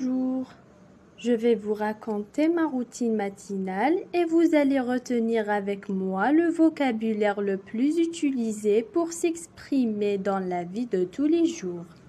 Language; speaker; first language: French; non-native, local second language; Arabic